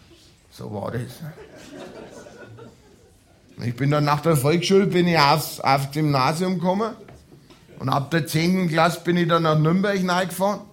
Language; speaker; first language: German; native; German